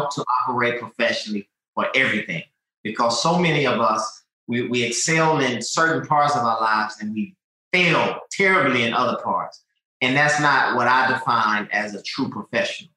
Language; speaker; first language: English; native; English